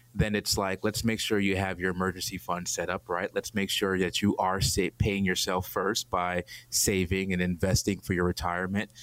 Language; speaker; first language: English; native; English